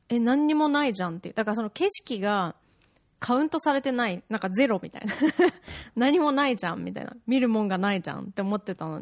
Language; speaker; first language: Japanese; native; Japanese